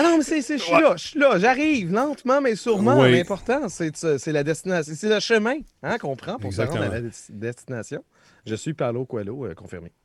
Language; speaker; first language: French; native; French